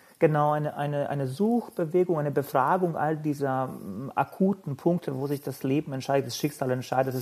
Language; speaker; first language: German; non-native, fluent; Bosnian